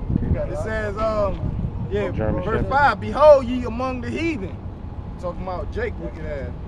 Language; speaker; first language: English; native; English